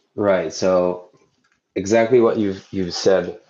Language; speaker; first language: English; non-native, fluent; Hebrew